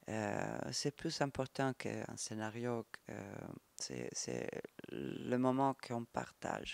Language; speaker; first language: French; non-native, fluent; Italian